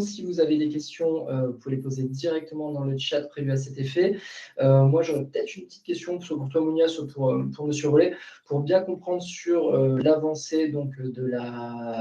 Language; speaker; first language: French; native; French